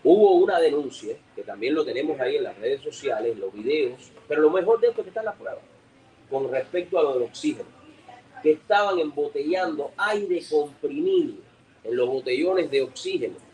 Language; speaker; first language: Spanish; native; Spanish